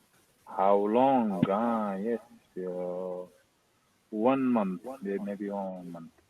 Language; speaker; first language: English; non-native, learner; Arabic